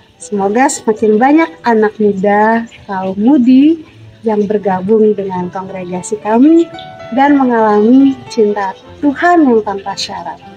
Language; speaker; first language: Indonesian; native; Indonesian